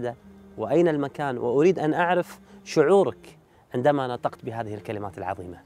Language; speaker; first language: Arabic; native; Arabic